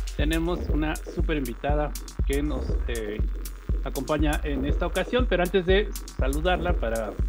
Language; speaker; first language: Spanish; native; Spanish